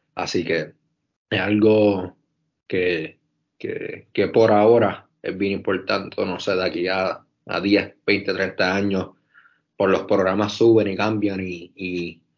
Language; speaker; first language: Spanish; native; Spanish